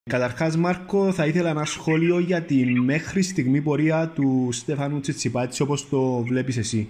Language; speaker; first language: Greek; native; Greek